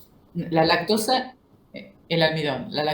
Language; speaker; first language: Spanish; native; Spanish